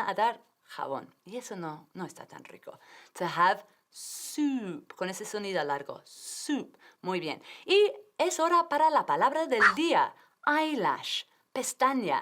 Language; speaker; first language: Spanish; non-native, fluent; English